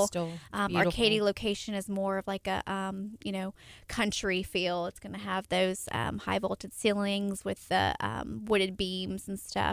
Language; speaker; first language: English; native; English